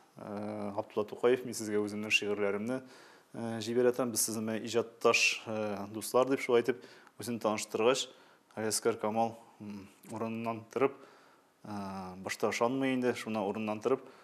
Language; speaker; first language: Tatar; native; Tatar